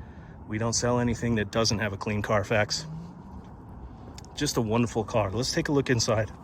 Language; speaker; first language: English; native; English